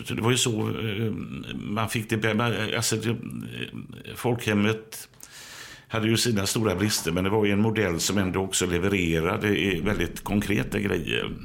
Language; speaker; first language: Swedish; native; Swedish